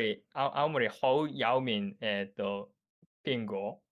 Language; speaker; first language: Cantonese; non-native, learner; Japanese